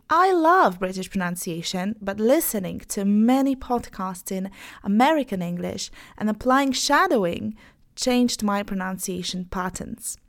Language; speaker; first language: English; non-native, fluent; Polish